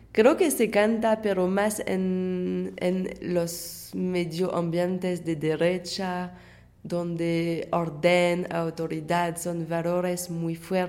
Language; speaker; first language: Spanish; non-native, fluent; French